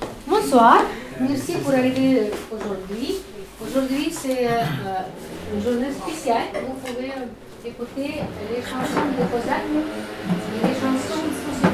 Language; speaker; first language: French; non-native, learner; Russian